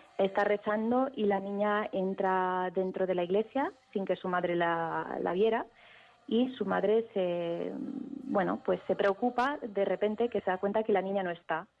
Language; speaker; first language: Spanish; early bilingual, heritage; Spanish